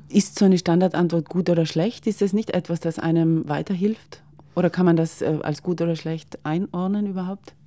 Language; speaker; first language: German; native; German